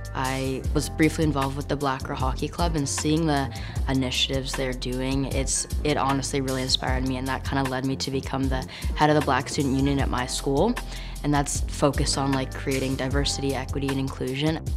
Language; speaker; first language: English; native; English